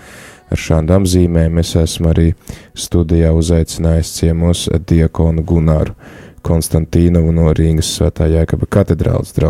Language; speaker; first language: Latvian; native; Latvian